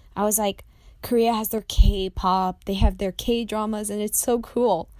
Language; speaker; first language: English; native; English